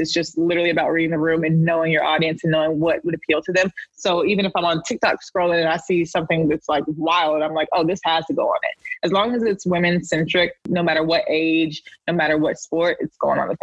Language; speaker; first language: English; native; English